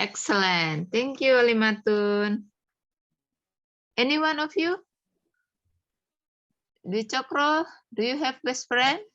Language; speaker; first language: English; non-native, fluent; Indonesian